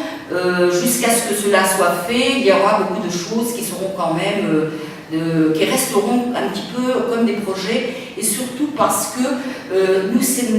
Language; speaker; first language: French; non-native, fluent; Spanish